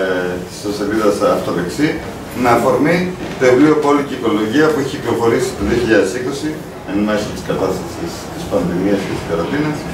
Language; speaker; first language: Greek; native; Greek